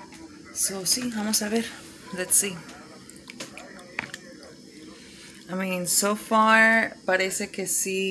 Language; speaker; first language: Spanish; early bilingual, heritage; Spanish